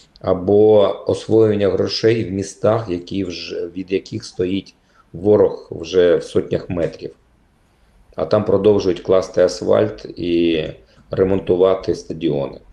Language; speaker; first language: Ukrainian; native; Ukrainian